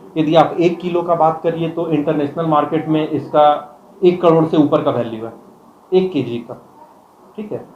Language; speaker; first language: Hindi; native; Hindi